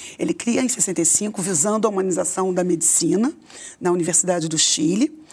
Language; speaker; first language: Portuguese; native; Portuguese